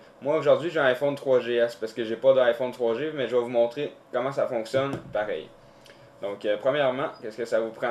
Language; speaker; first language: French; native; French